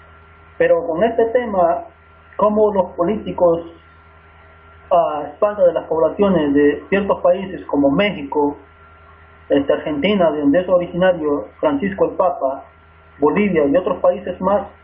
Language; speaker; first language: Spanish; native; Spanish